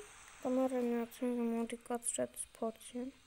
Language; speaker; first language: Armenian; early bilingual, heritage; Armenian